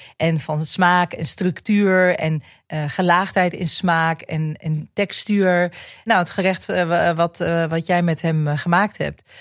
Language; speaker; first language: Dutch; native; Dutch